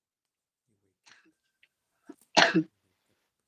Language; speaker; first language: English; non-native, learner; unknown